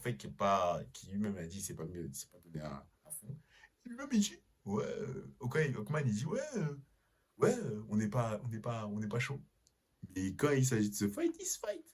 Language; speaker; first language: French; native; French